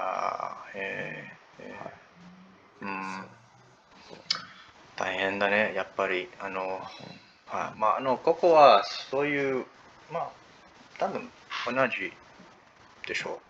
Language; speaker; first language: Japanese; non-native, learner; English